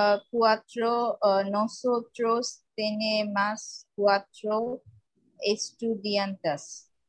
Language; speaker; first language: Spanish; non-native, learner; Bangla